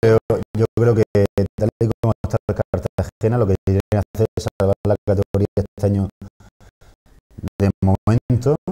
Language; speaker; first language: Spanish; native; Spanish